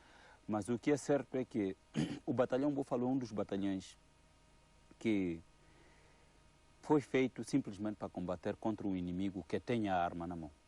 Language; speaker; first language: Portuguese; native; Portuguese